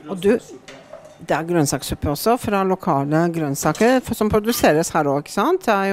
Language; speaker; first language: Norwegian; native; Norwegian